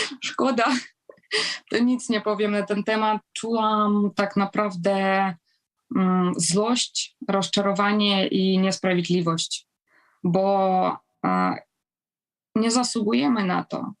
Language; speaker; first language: Polish; non-native, fluent; Ukrainian